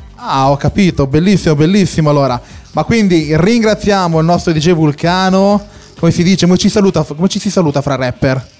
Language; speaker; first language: Italian; native; Italian